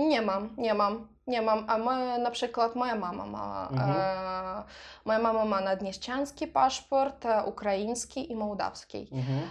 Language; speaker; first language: Polish; non-native, learner; Russian